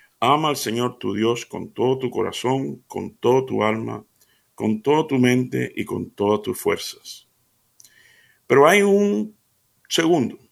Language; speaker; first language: Spanish; early bilingual, heritage; Spanish